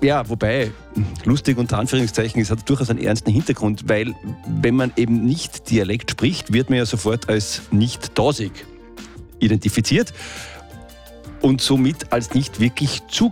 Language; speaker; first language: German; native; German